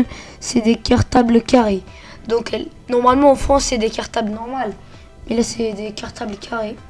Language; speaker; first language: French; early bilingual, other home language; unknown